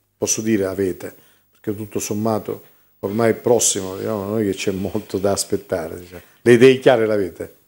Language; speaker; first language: Italian; native; Italian